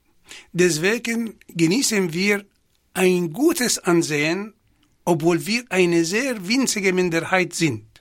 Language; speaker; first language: German; non-native, fluent; Arabic